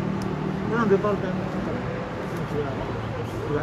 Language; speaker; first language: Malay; non-native, local second language; Javanese